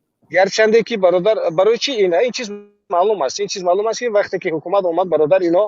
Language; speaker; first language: Persian; native; Persian